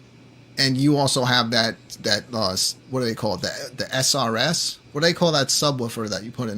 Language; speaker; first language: English; native; English